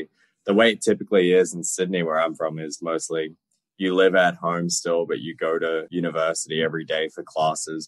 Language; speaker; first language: English; native; English